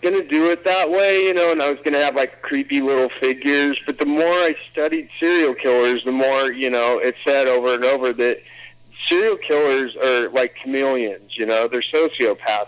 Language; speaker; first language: English; native; English